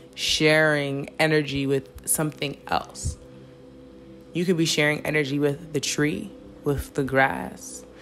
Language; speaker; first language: English; native; English